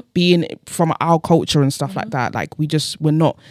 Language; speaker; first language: English; native; English